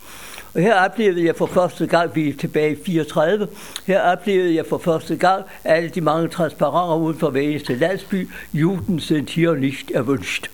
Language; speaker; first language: Danish; native; Danish